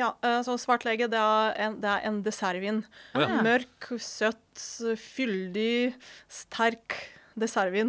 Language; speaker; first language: Norwegian; non-native, fluent; Ukrainian